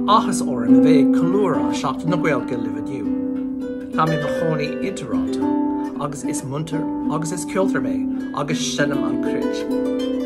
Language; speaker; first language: Irish; non-native, fluent; English